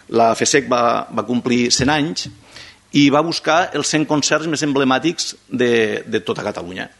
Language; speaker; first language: Catalan; non-native, local second language; Spanish